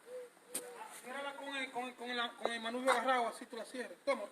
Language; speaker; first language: Spanish; native; Spanish